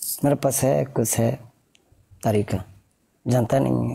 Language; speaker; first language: Hindi; non-native, fluent; Bangla